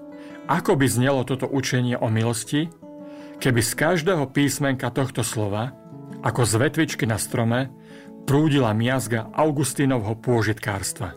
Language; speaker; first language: Slovak; native; Slovak